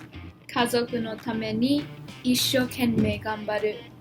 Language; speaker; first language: Japanese; non-native, learner; English